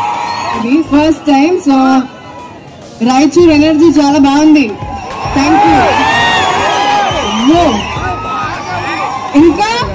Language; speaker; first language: Telugu; non-native, local second language; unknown